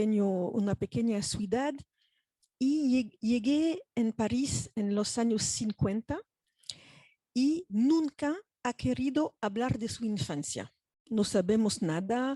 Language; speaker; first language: Spanish; non-native, fluent; French